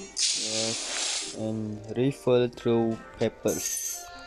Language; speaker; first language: English; non-native, local second language; Malay